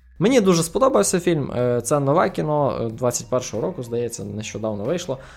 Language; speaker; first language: Ukrainian; native; Ukrainian